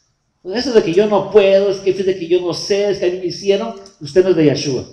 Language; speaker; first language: Spanish; native; Spanish